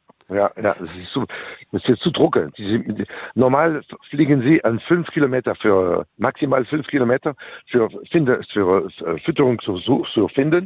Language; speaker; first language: German; non-native, learner; French